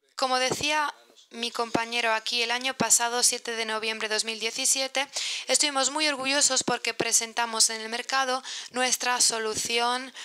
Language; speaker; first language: Spanish; non-native, fluent; Persian